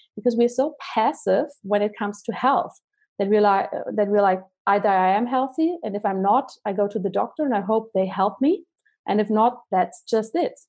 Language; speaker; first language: English; non-native, fluent; German